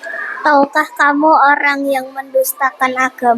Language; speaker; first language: Indonesian; native; Indonesian